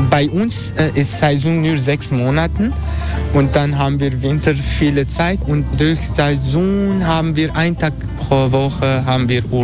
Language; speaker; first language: German; non-native, learner; Turkish